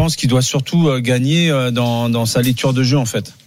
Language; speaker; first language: French; native; French